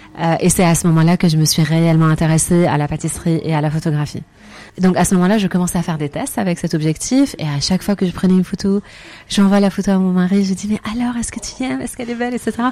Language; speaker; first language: French; non-native, fluent; Arabic